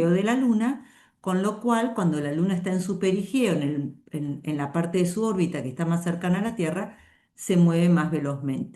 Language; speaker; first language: Spanish; native; Spanish